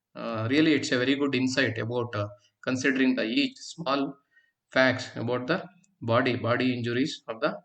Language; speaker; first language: English; non-native, local second language; Kannada